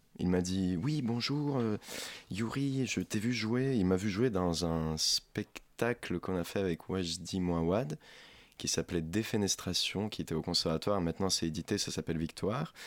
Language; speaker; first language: French; non-native, fluent; Ukrainian